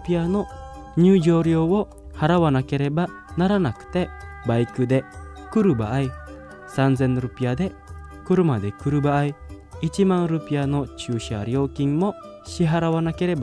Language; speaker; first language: Japanese; non-native, fluent; Indonesian